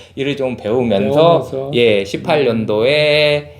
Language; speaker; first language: Korean; native; Korean